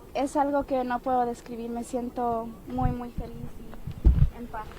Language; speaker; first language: Spanish; early bilingual, heritage; Spanish